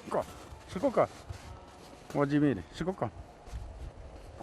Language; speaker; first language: Russian; non-native, learner; Korean